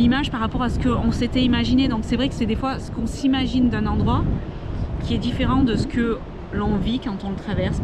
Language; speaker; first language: French; native; French